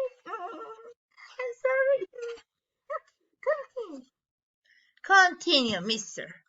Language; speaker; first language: English; non-native, learner; Spanish